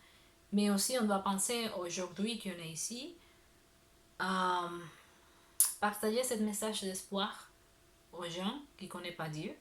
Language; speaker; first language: French; non-native, learner; Spanish